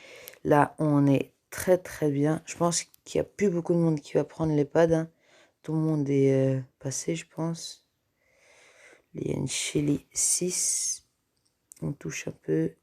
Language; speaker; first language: French; native; French